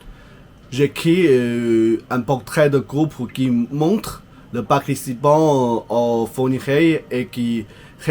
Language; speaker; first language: French; non-native, fluent; Chinese